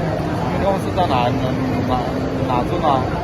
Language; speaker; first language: Chinese; early bilingual, heritage; Chinese